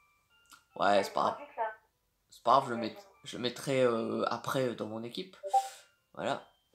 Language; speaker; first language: French; native; French